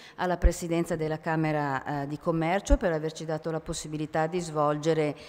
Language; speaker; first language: Italian; native; Italian